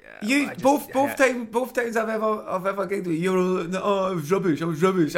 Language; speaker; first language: English; native; English